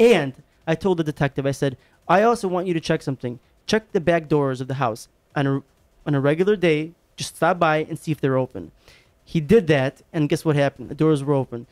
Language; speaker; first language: English; native; English